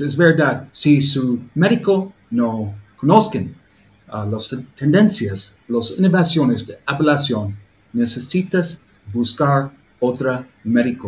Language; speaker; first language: Spanish; non-native, learner; English